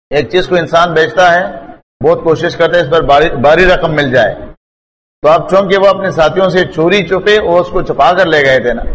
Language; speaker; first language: Urdu; non-native, local second language; Pashto